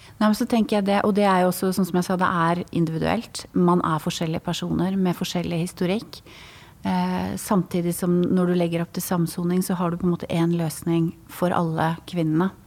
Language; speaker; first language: Norwegian; native; Norwegian